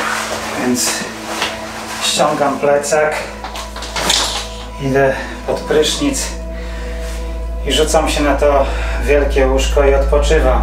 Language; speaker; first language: Polish; native; Polish